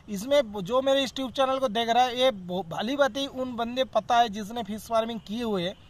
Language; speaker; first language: Hindi; non-native, local second language; Bangla